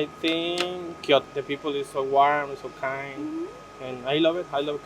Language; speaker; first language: English; non-native, learner; Spanish